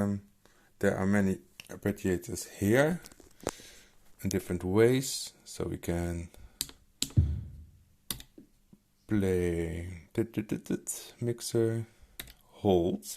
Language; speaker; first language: English; non-native, fluent; Dutch